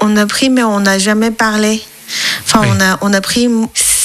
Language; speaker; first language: French; non-native, learner; Chinese